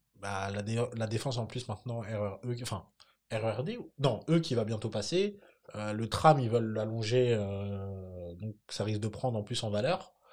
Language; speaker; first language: French; native; French